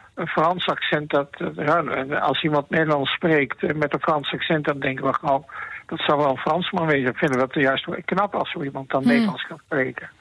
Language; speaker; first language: Dutch; native; Dutch